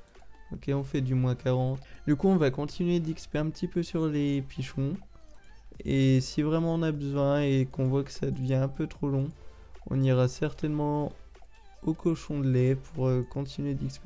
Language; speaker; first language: French; native; French